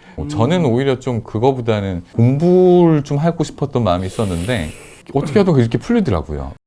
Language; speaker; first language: Korean; native; Korean